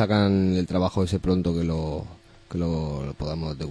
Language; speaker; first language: Spanish; native; Spanish